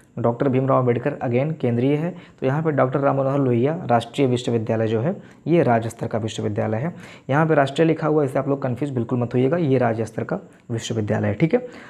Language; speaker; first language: Hindi; native; Hindi